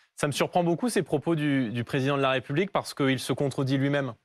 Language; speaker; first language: French; native; French